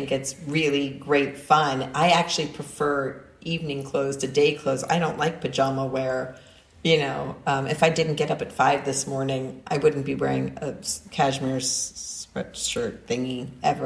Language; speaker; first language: English; native; English